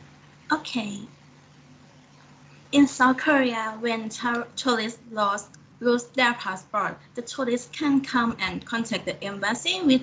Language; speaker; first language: English; non-native, fluent; Thai